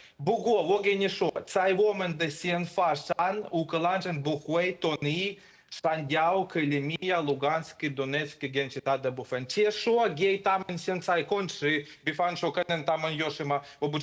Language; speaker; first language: Chinese; non-native, fluent; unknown